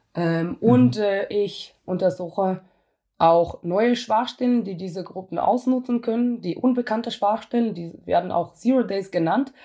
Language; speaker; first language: German; non-native, fluent; Hebrew